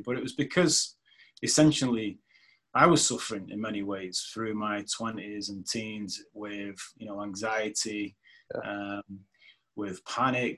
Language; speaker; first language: English; native; English